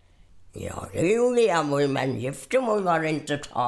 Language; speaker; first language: Swedish; non-native, fluent; German